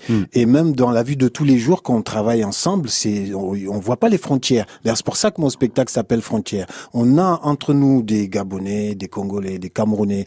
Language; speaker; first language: French; non-native, local second language; Hausa